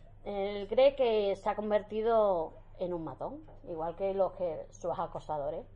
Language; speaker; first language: Spanish; native; Spanish